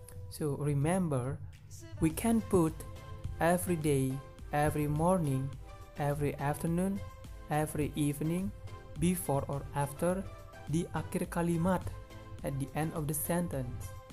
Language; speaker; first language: English; non-native, fluent; Indonesian